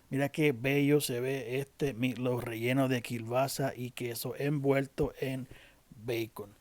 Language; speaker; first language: Spanish; native; Spanish